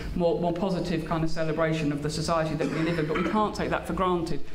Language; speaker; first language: English; native; English